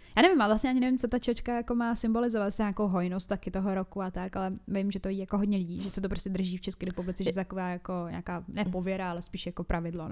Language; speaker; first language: Czech; native; Czech